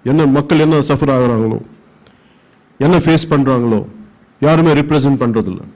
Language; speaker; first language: Tamil; non-native, local second language; Telugu